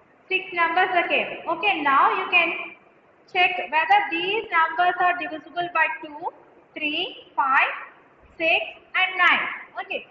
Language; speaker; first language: English; non-native, local second language; Telugu